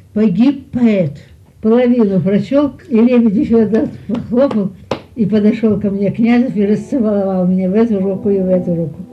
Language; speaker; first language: Russian; early bilingual, heritage; Russian